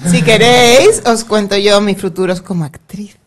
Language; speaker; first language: Spanish; native; Spanish